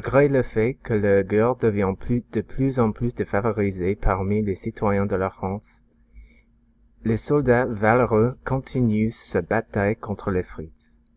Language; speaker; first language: French; non-native, learner; English